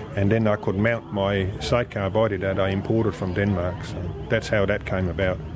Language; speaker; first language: English; non-native, fluent; Danish